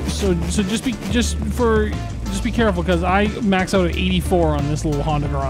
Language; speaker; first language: English; native; English